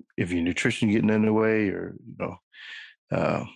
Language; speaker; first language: English; native; English